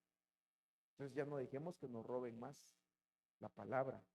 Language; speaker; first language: Spanish; native; Spanish